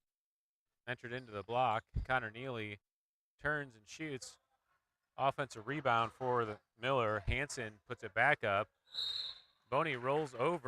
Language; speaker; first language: English; native; English